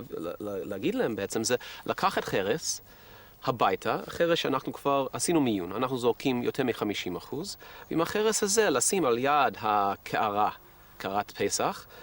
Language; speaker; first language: Hebrew; non-native, fluent; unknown